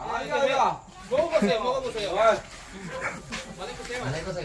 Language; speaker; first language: Korean; non-native, learner; Filipino